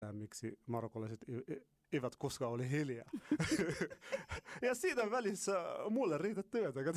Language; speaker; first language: Finnish; non-native, fluent; Arabic